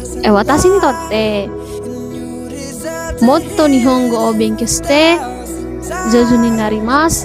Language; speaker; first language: Japanese; non-native, learner; Indonesian